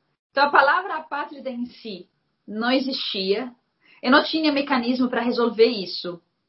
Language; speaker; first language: Portuguese; non-native, fluent; Arabic